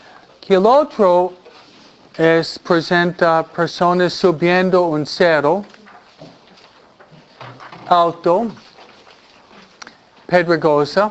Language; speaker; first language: Spanish; non-native, fluent; English